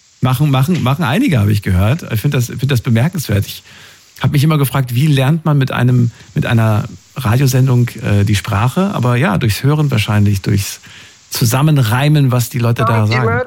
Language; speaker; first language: German; native; German